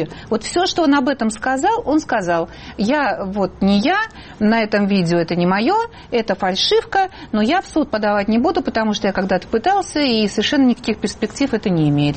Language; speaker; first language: Russian; native; Russian